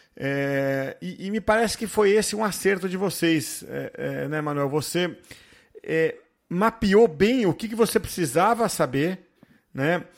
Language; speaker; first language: Portuguese; native; Portuguese